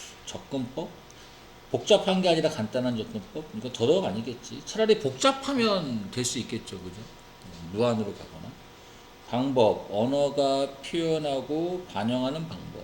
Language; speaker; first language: Korean; native; Korean